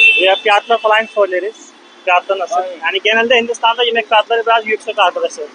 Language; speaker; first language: Turkish; non-native, fluent; Hindi